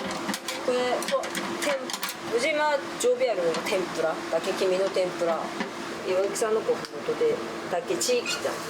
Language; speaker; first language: Japanese; native; Japanese